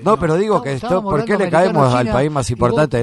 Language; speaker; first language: Spanish; native; Spanish